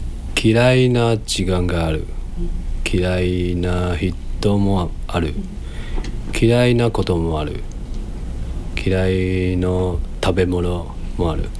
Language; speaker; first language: Japanese; non-native, learner; Chinese